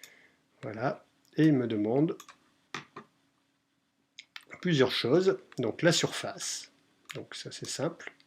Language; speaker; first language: French; native; French